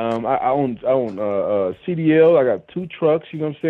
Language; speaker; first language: English; native; English